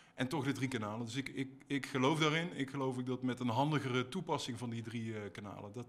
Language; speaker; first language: Dutch; native; Dutch